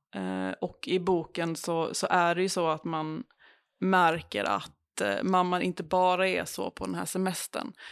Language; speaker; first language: Swedish; native; Swedish